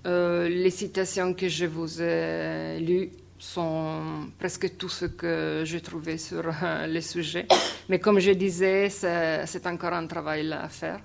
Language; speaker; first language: French; non-native, fluent; Italian